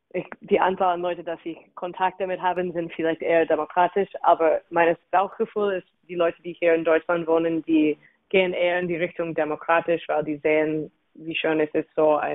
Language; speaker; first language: German; non-native, fluent; English